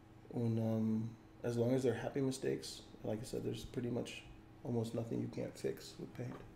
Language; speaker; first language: English; native; English